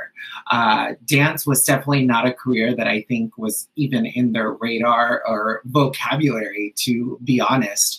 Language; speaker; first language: English; early bilingual, other home language; Spanish